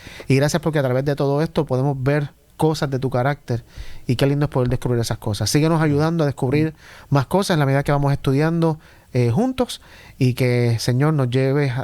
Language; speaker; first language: Spanish; native; Spanish